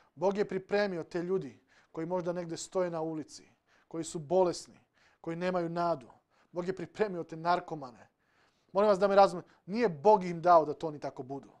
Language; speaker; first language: Serbian; non-native, local second language; Slovak